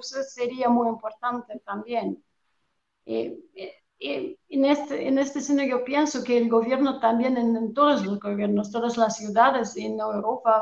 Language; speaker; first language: Spanish; non-native, fluent; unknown